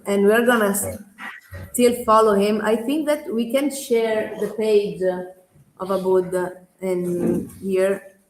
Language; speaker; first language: English; non-native, fluent; Italian